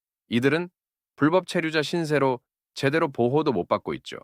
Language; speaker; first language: Korean; native; Korean